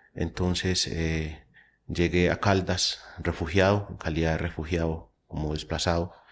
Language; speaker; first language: Spanish; native; Spanish